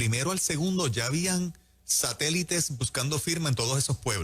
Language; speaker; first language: Spanish; native; Spanish